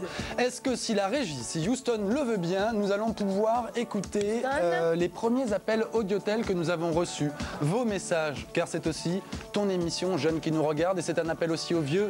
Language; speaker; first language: French; native; French